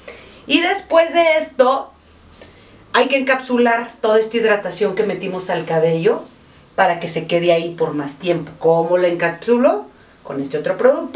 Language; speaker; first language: Spanish; native; Spanish